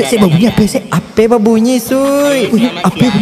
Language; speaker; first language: Indonesian; non-native, local second language; Minangkabau